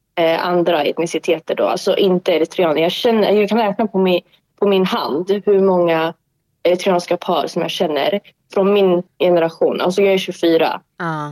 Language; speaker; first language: Swedish; early bilingual, other home language; Tigrinya